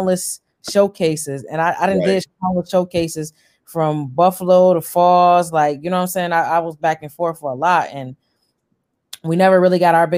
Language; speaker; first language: English; native; English